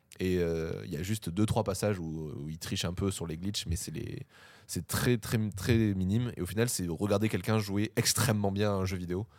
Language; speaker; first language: French; native; French